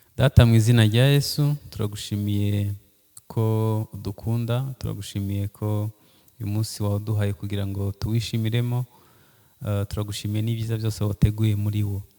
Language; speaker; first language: Kinyarwanda; early bilingual, heritage; Kinyarwanda